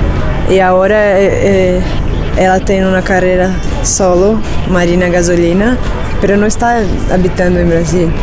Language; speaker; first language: Spanish; non-native, learner; Portuguese